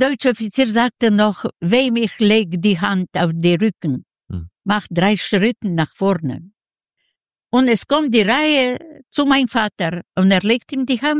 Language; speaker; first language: German; non-native, learner; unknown